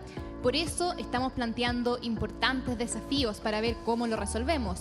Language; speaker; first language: Spanish; native; Spanish